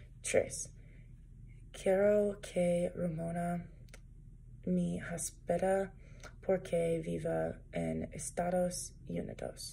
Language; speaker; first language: Spanish; non-native, learner; English